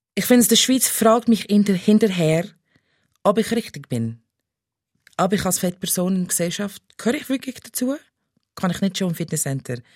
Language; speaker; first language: German; non-native, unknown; English